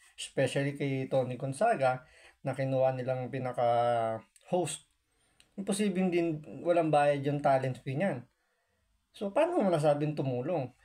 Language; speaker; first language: Filipino; native; Filipino